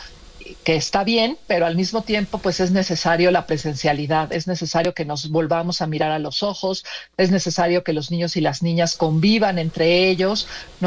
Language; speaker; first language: Spanish; native; Spanish